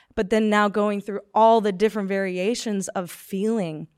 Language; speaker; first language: English; native; English